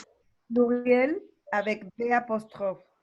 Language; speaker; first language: French; non-native, learner; Spanish